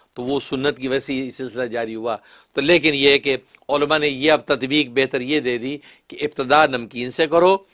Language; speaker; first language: Urdu; non-native, local second language; Kashmiri